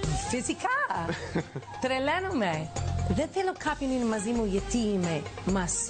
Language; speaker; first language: Greek; early bilingual, heritage; English